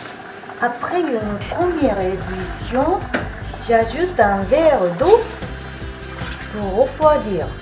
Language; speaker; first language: French; non-native, fluent; Japanese